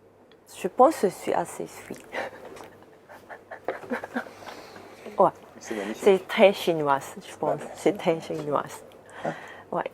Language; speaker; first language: French; non-native, learner; Cantonese